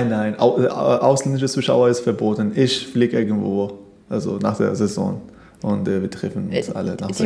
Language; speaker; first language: German; non-native, fluent; Persian